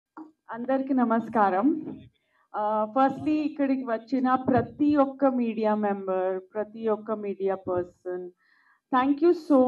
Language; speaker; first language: Telugu; non-native, local second language; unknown